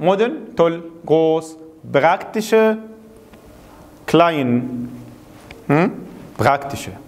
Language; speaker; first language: German; non-native, fluent; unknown